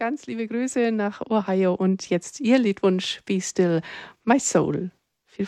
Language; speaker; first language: German; native; German